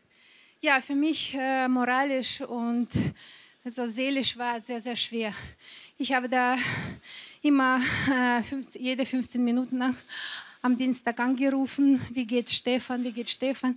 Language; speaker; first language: German; non-native, fluent; Russian